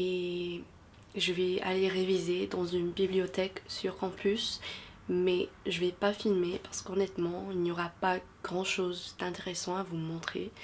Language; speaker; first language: French; non-native, fluent; English